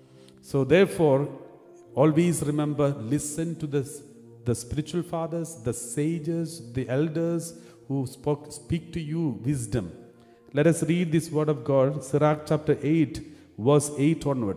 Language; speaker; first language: English; non-native, local second language; Malayalam